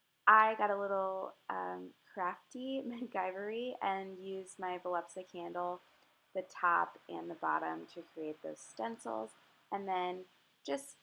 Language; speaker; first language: English; native; English